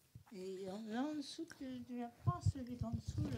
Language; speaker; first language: French; native; French